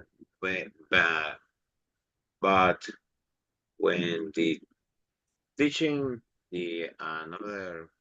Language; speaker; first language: English; non-native, learner; Spanish